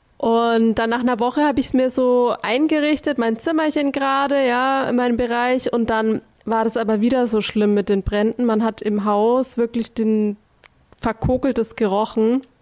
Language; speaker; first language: German; native; German